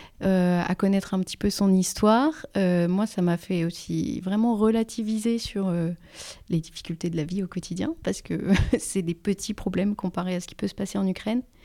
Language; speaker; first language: French; native; French